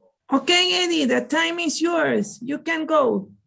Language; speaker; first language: English; non-native, learner; Spanish